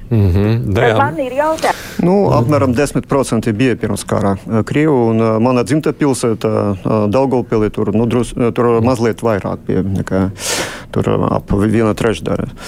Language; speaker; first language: Latvian; non-native, local second language; Russian